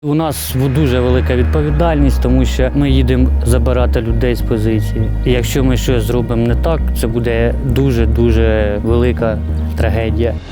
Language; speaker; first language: Ukrainian; non-native, local second language; Russian